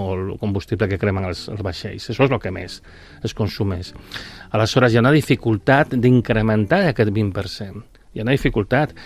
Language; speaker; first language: Catalan; non-native, local second language; Spanish